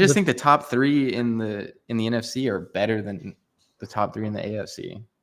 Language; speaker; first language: English; native; English